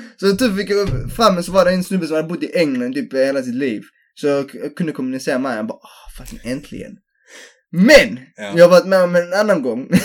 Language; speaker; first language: Swedish; early bilingual, other home language; Greek